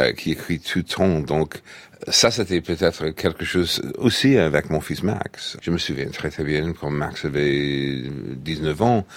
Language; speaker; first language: French; non-native, fluent; English